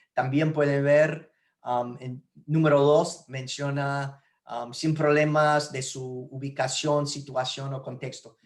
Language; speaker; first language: Spanish; non-native, fluent; English